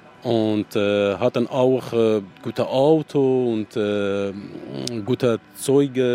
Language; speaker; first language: German; non-native, learner; Arabic